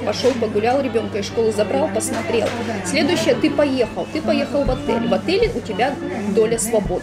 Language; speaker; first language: Russian; native; Russian